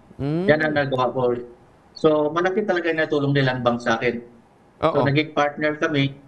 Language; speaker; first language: Filipino; native; Filipino